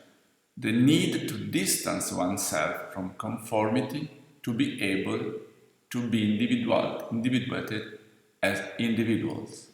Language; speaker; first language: English; non-native, fluent; Italian